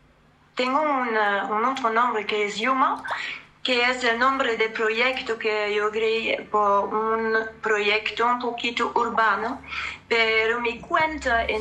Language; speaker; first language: Spanish; non-native, fluent; French